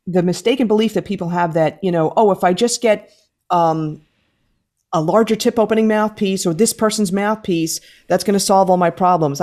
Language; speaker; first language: English; native; English